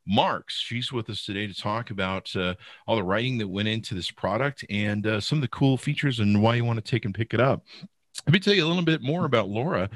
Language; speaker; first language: English; native; English